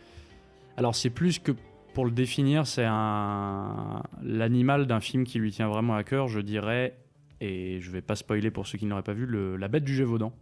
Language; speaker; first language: French; native; French